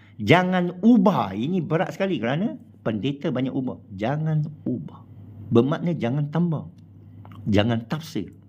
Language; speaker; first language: Malay; non-native, local second language; Chinese